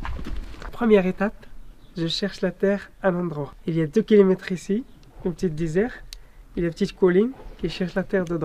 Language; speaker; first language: French; non-native, learner; Arabic